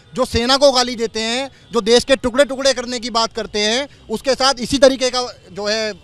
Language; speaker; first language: Hindi; native; Hindi